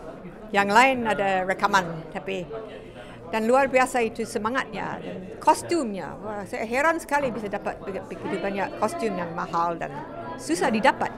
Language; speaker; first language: Indonesian; non-native, fluent; English